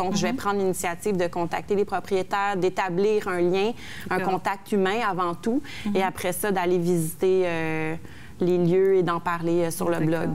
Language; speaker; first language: French; native; French